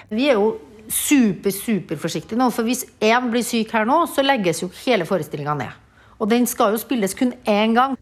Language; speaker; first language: Norwegian; native; Norwegian